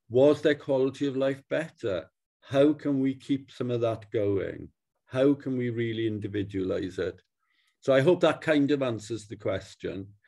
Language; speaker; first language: English; native; English